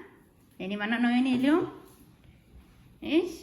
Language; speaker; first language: Arabic; non-native, learner; Bangla